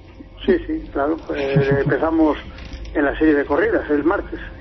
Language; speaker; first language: Spanish; native; Spanish